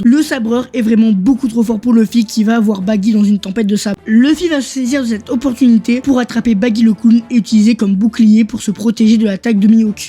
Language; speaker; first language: French; native; French